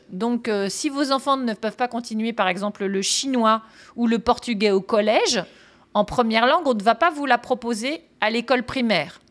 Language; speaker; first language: French; native; French